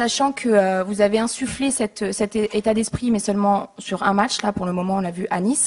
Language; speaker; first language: French; native; French